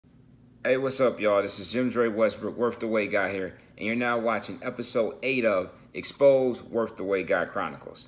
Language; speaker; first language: English; native; English